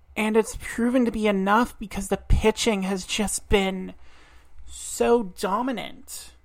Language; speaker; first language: English; native; English